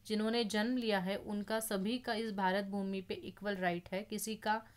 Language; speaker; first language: Hindi; non-native, local second language; Marathi